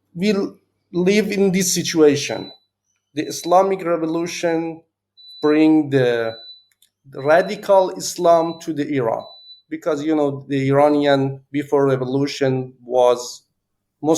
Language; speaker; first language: English; non-native, learner; Persian